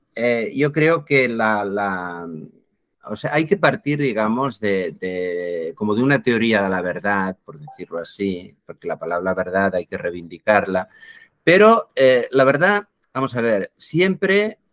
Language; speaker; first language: Spanish; native; Spanish